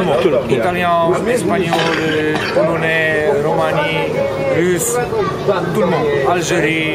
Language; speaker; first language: French; non-native, learner; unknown